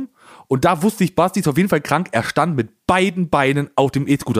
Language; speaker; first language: German; native; German